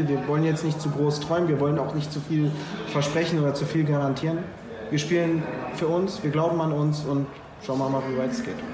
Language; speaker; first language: German; native; German